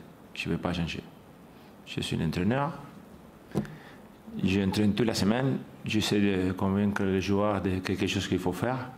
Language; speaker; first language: French; non-native, fluent; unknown